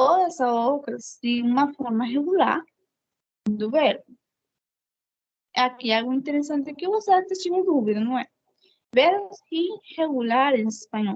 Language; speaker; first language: Portuguese; non-native, fluent; Spanish